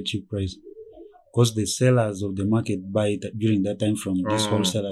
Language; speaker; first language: English; non-native, local second language; Ganda